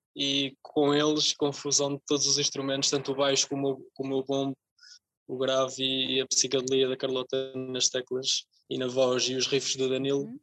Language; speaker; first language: Portuguese; native; Portuguese